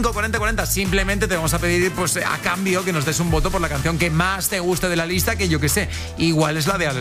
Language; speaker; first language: Spanish; native; Spanish